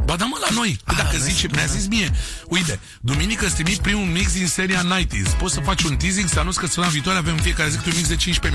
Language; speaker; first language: Romanian; native; Romanian